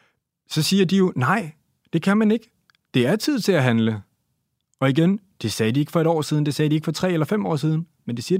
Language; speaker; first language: Danish; native; Danish